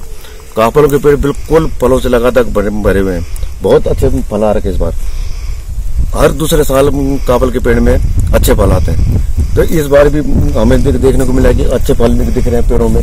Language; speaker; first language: Hindi; native; Hindi